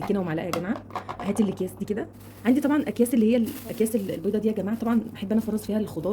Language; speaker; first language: Arabic; native; Arabic